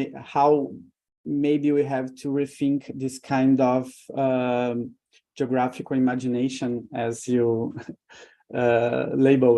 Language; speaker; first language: English; non-native, fluent; Portuguese